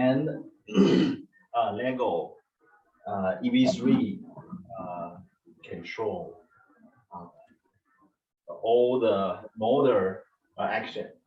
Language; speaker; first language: English; non-native, learner; Chinese